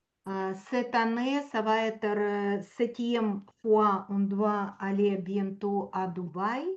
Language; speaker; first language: French; non-native, fluent; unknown